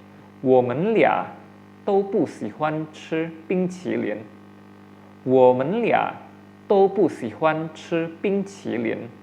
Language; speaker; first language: Chinese; non-native, fluent; Indonesian